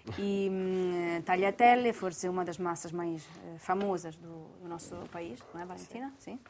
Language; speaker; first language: Portuguese; non-native, fluent; Italian